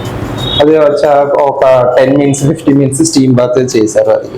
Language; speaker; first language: Telugu; non-native, learner; Malayalam